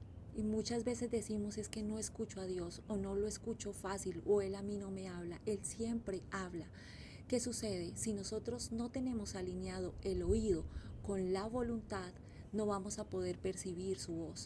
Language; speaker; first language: Spanish; native; Spanish